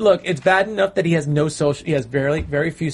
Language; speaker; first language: English; native; English